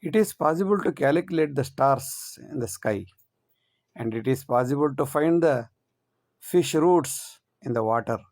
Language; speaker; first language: English; non-native, local second language; Kannada